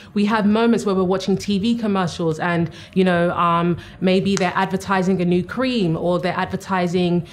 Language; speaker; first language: English; native; English